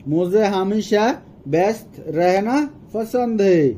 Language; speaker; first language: Hindi; non-native, fluent; Bangla